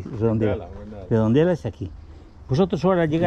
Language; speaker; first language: Spanish; native; Spanish